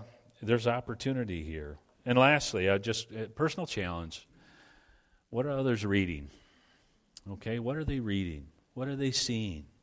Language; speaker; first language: English; native; English